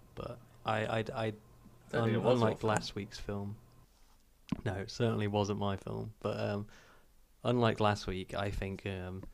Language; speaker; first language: English; native; English